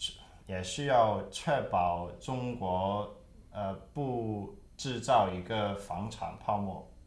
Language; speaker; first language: Chinese; early bilingual, heritage; Chinese